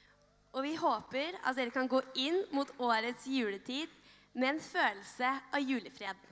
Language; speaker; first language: Norwegian; native; Norwegian